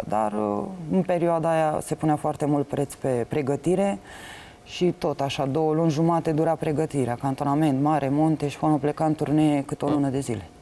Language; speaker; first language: Romanian; native; Romanian